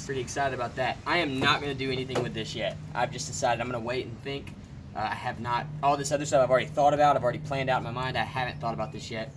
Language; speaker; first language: English; native; English